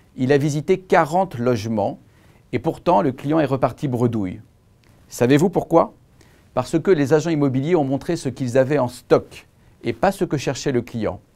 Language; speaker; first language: French; native; French